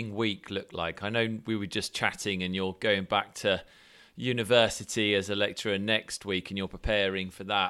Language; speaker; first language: English; native; English